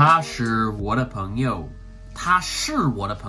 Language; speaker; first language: Chinese; non-native, fluent; English